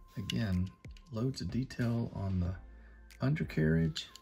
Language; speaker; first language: English; native; English